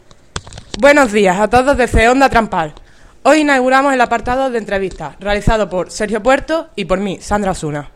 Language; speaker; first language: Spanish; native; Spanish